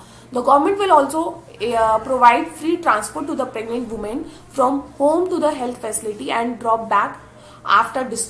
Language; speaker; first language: Hindi; native; Hindi